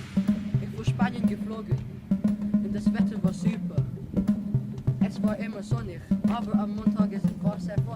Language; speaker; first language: German; non-native, learner; English